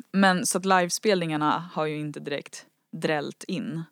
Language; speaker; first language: Swedish; native; Swedish